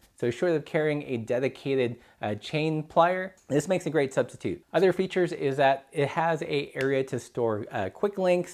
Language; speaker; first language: English; native; English